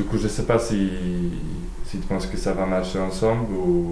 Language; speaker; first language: French; non-native, learner; Polish